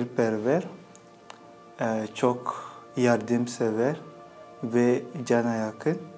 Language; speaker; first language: Turkish; non-native, fluent; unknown